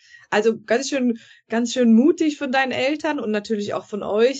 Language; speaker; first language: German; native; German